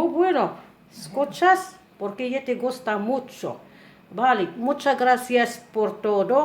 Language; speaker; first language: Spanish; non-native, learner; Arabic